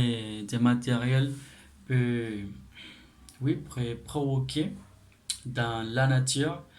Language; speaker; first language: French; non-native, learner; Spanish